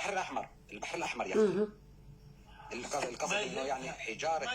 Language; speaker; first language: Arabic; native; Arabic